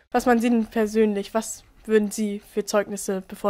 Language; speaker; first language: German; native; German